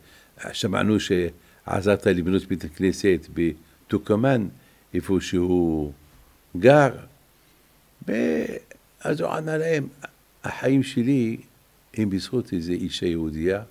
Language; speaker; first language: Hebrew; non-native, fluent; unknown